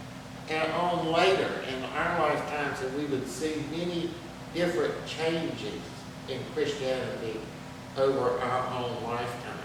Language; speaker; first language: English; native; English